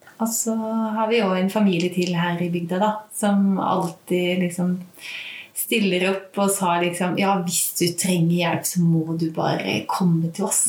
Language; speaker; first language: Norwegian; native; Norwegian